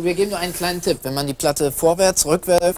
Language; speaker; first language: German; native; German